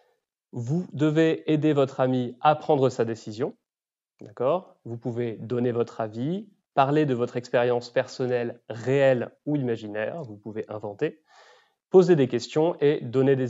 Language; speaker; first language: French; native; French